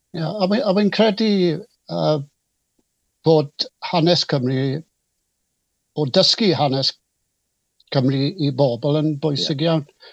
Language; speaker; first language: Welsh; non-native, local second language; English